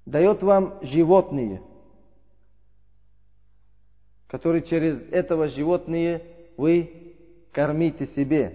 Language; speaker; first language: Russian; non-native, learner; Uzbek